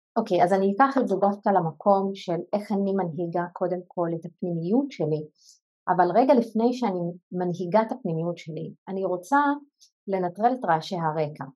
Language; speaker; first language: Hebrew; non-native, local second language; Arabic